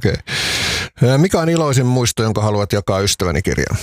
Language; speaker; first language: Finnish; native; Finnish